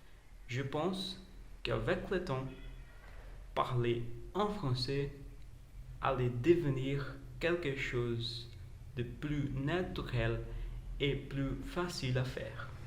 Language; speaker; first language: French; non-native, learner; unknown